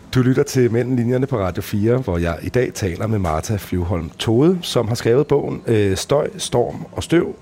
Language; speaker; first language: Danish; native; Danish